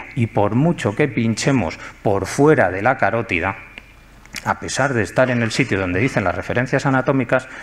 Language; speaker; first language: Spanish; native; Spanish